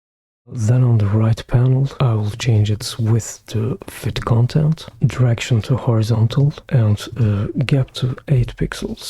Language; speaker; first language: English; non-native, fluent; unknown